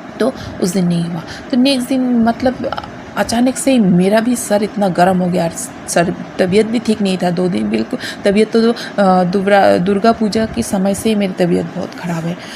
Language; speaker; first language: Hindi; non-native, local second language; Bangla